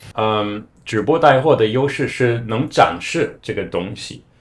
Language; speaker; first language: Chinese; non-native, fluent; English